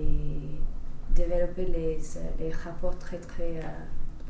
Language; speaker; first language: French; non-native, fluent; English